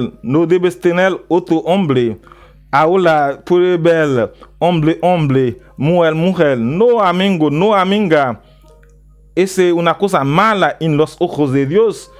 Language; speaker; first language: Spanish; non-native, learner; Haitian Creole